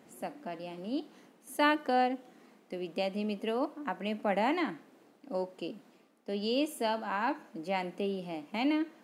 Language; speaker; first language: Hindi; non-native, local second language; Gujarati